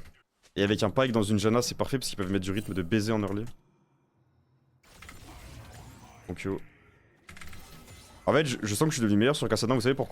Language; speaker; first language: French; native; French